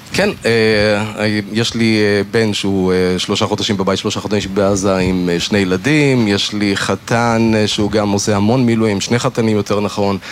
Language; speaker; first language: Hebrew; native; Hebrew